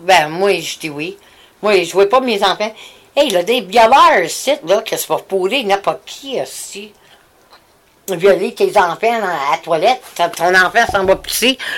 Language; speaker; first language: French; native; French